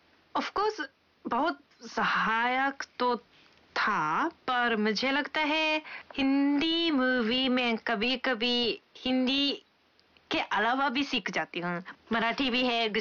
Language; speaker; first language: Hindi; non-native, fluent; Japanese